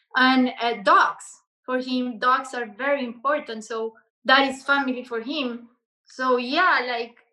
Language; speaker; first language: English; non-native, learner; Spanish